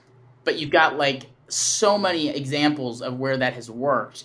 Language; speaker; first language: English; native; English